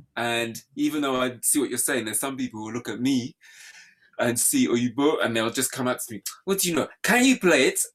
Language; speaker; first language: English; native; English